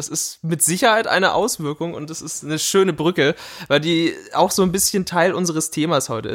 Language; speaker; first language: German; native; German